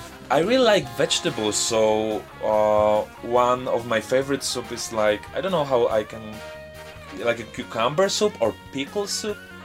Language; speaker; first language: English; non-native, fluent; Polish